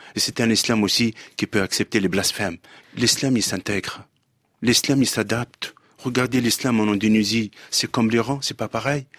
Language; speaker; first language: French; non-native, local second language; Arabic